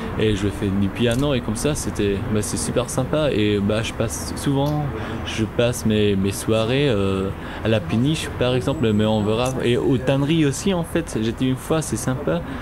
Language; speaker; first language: French; non-native, fluent; German